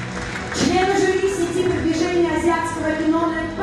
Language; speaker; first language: Russian; native; Russian